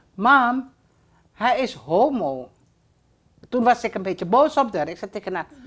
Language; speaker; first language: Dutch; early bilingual, other home language; Indonesian